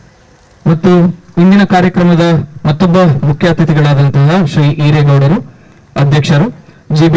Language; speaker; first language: Kannada; native; Kannada